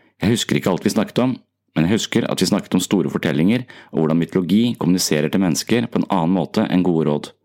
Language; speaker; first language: Norwegian; native; Norwegian